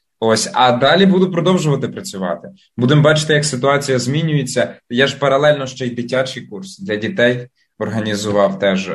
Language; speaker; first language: Ukrainian; native; Ukrainian